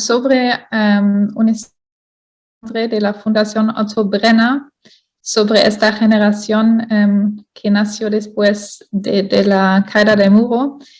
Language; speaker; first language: Spanish; non-native, fluent; German